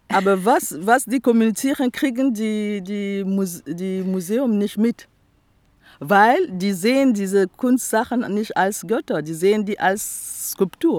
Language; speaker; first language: German; non-native, fluent; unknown